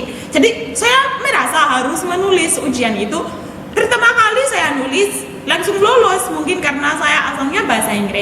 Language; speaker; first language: Indonesian; non-native, fluent; English